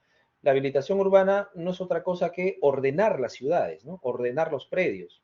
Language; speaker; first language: Spanish; native; Spanish